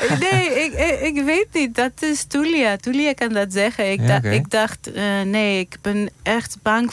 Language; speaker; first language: Dutch; non-native, learner; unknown